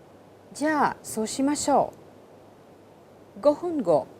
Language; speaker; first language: Japanese; non-native, fluent; Hindi